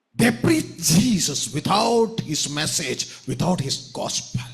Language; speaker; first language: English; non-native, local second language; Malayalam